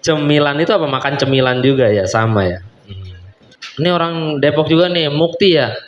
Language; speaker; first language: Indonesian; native; Indonesian